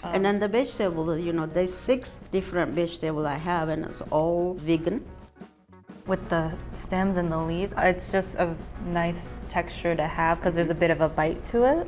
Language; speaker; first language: English; non-native, fluent; Amharic